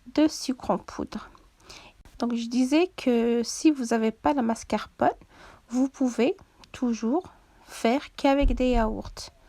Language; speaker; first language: French; non-native, local second language; Arabic